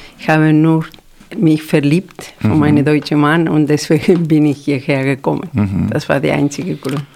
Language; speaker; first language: German; non-native, fluent; Spanish